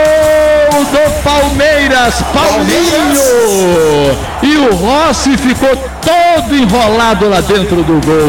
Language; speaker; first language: Portuguese; native; Portuguese